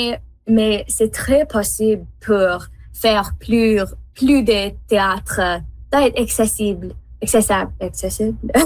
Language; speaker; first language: French; non-native, learner; English